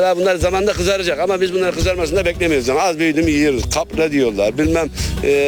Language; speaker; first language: Turkish; native; Turkish